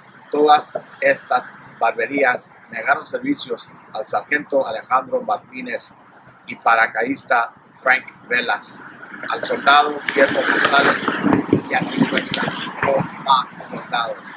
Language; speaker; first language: Spanish; early bilingual, heritage; Spanish